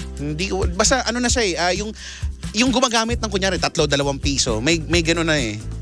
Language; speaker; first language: Filipino; native; Filipino